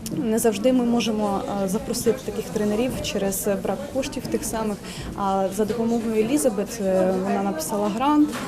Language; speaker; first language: Ukrainian; native; Ukrainian